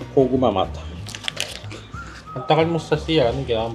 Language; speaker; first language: Filipino; non-native, learner; Korean